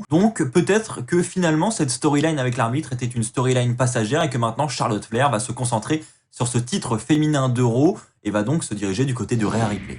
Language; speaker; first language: French; native; French